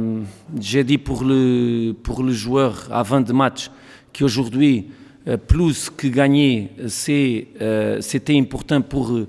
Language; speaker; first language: French; non-native, learner; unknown